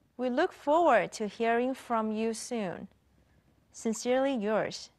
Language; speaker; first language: English; non-native, fluent; Chinese